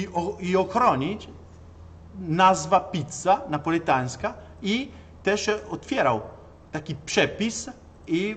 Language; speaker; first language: Polish; non-native, learner; Italian